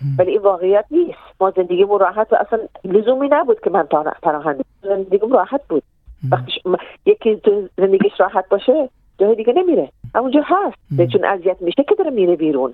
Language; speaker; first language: Persian; non-native, fluent; Arabic